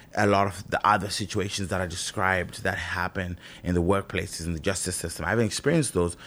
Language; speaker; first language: English; non-native, local second language; Shona